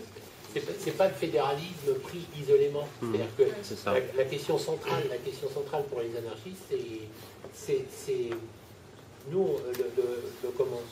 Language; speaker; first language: French; native; French